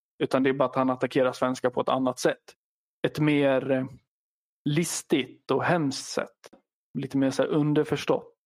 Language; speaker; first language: Swedish; native; Swedish